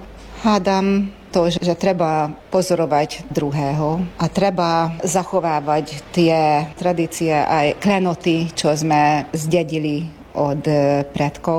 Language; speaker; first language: Slovak; early bilingual, heritage; Slovak